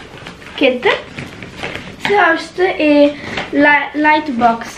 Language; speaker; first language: Albanian; early bilingual, heritage; Albanian